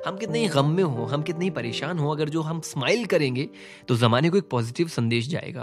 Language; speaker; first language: Hindi; native; Hindi